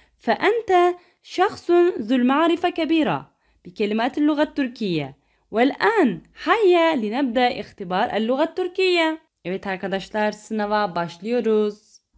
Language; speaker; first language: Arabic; non-native, fluent; Turkish